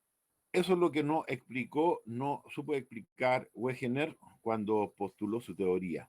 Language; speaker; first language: Spanish; native; Spanish